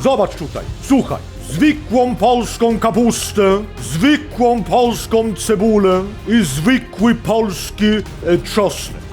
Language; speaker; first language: Polish; non-native, fluent; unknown